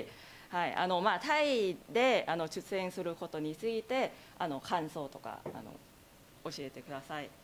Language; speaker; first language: Japanese; non-native, learner; Thai